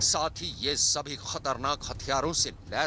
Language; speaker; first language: Hindi; native; Hindi